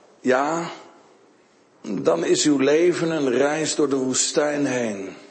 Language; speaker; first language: Dutch; native; Dutch